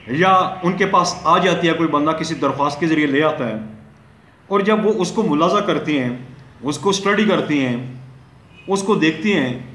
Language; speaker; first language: Urdu; native; Urdu